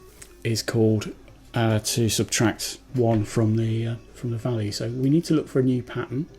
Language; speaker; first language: English; native; English